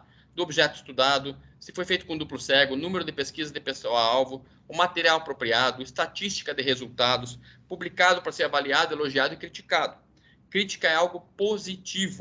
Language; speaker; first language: Portuguese; native; Portuguese